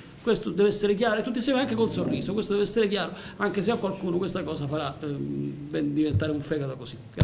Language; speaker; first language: Italian; native; Italian